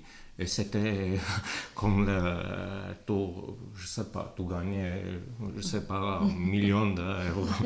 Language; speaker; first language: French; non-native, learner; Armenian